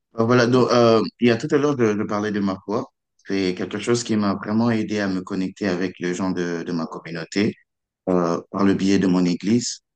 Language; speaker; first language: French; non-native, local second language; Lingala